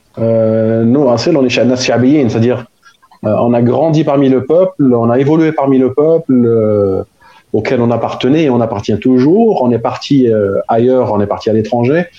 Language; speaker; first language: French; non-native, local second language; Arabic